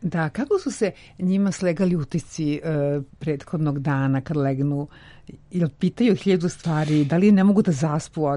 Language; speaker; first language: Serbian; native; Serbian